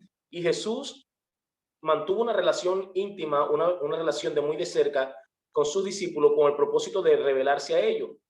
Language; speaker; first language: Spanish; native; Spanish